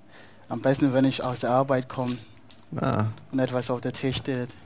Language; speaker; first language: German; non-native, fluent; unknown